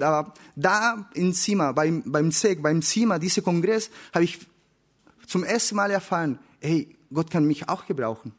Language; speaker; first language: German; non-native, learner; Spanish